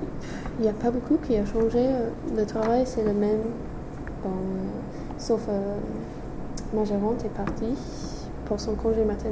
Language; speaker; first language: French; non-native, fluent; English